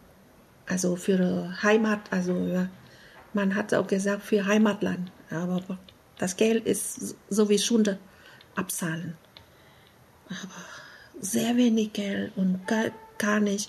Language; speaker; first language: German; non-native, learner; Vietnamese